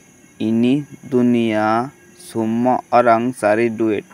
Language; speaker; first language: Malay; non-native, learner; Bangla